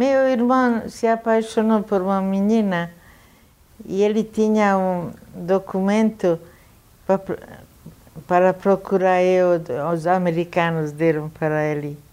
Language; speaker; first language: Portuguese; non-native, fluent; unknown